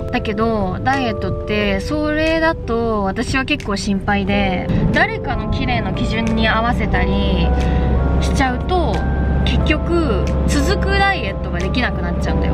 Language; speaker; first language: Japanese; native; Japanese